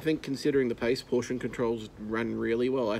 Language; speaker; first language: English; native; English